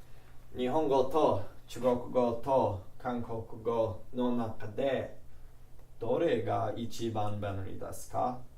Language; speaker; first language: Japanese; non-native, learner; English